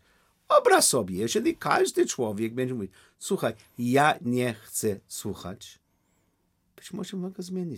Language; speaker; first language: Polish; non-native, learner; English